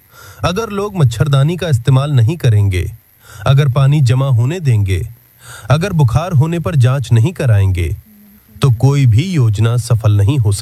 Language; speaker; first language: Hindi; native; Hindi